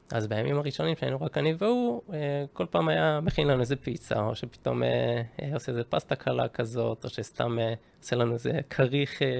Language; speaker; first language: Hebrew; early bilingual, other home language; Japanese